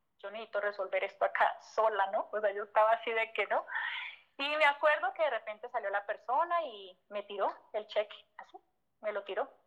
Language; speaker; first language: Spanish; native; Spanish